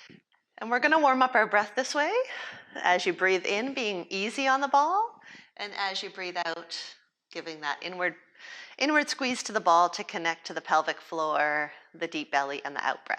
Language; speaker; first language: English; native; English